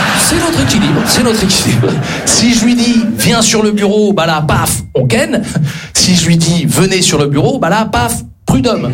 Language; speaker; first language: French; native; French